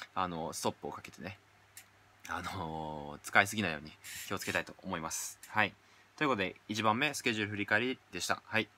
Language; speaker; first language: Japanese; native; Japanese